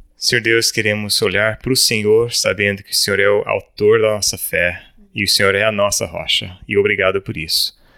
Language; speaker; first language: Portuguese; early bilingual, other home language; English